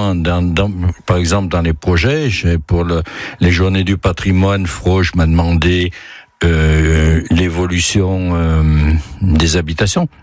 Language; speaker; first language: French; native; French